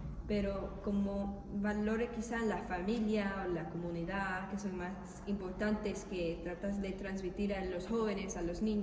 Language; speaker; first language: Spanish; non-native, learner; English